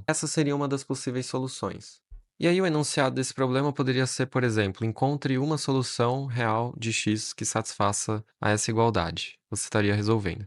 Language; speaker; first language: Portuguese; native; Portuguese